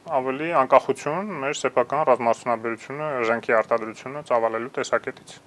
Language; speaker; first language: Armenian; native; Armenian